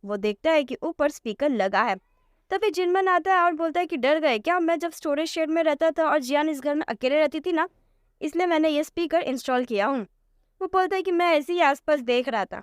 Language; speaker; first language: Hindi; native; Hindi